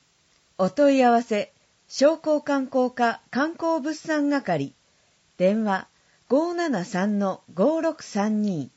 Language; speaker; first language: Japanese; native; Japanese